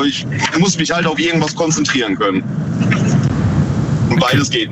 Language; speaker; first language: German; native; German